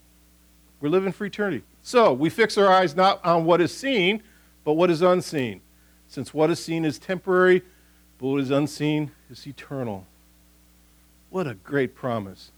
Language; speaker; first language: English; native; English